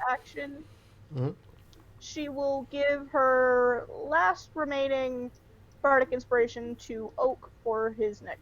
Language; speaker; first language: English; native; English